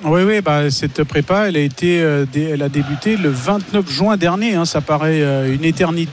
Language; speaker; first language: French; native; French